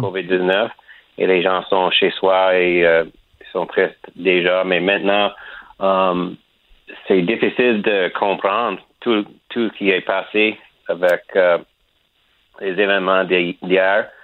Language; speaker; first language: French; non-native, learner; English